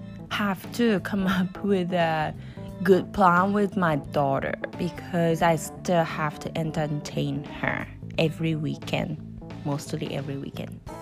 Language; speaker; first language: English; non-native, fluent; Japanese